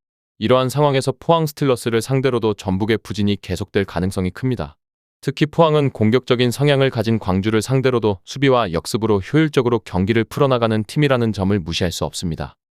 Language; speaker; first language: Korean; native; Korean